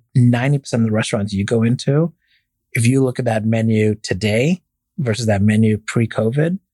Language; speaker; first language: English; non-native, fluent; Arabic